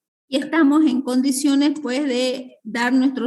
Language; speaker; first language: Spanish; native; Spanish